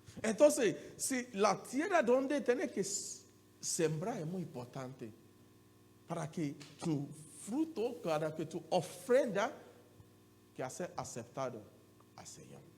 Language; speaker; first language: Spanish; non-native, learner; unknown